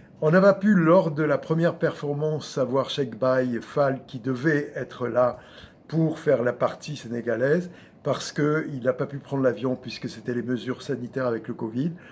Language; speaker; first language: French; native; French